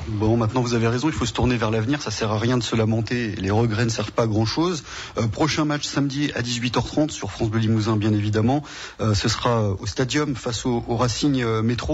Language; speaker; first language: French; native; French